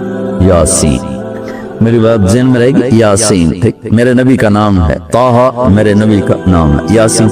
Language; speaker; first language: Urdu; non-native, local second language; Saraiki